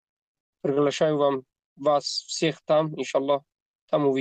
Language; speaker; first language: Russian; non-native, learner; Tajik